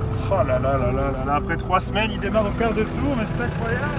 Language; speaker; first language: French; native; French